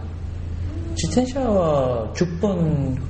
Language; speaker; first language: Japanese; non-native, learner; Korean